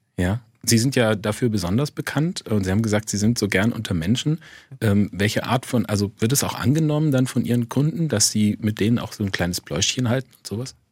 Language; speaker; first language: German; native; German